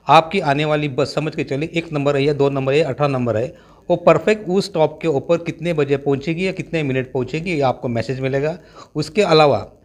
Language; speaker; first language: Hindi; non-native, local second language; Marathi